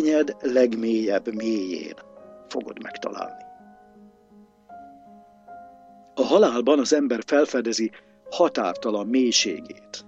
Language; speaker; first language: Hungarian; native; Hungarian